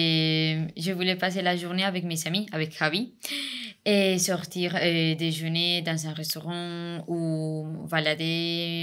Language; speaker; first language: French; non-native, fluent; Spanish